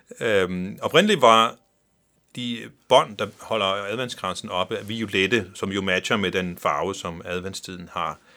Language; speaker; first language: Danish; non-native, local second language; Faroese